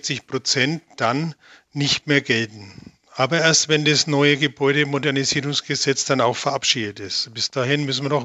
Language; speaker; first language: German; native; German